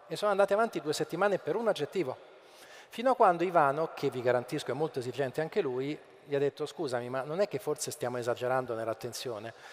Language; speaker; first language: Italian; native; Italian